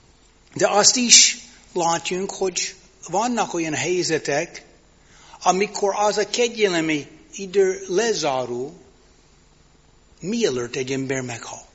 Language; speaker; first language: Hungarian; non-native, fluent; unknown